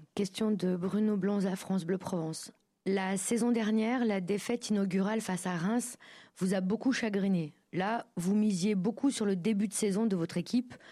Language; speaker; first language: French; native; French